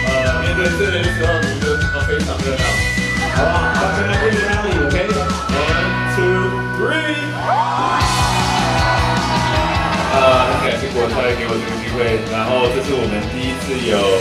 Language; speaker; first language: Chinese; early bilingual, heritage; English